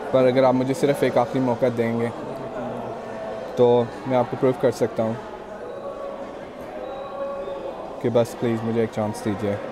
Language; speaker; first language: Hindi; early bilingual, heritage; Hindi